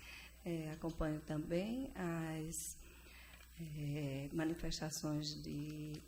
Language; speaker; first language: Portuguese; native; Portuguese